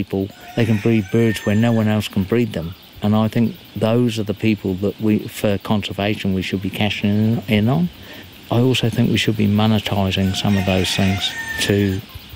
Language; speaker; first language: English; native; English